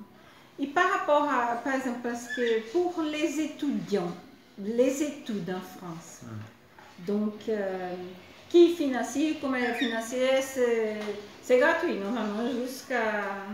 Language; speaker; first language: French; non-native, fluent; Portuguese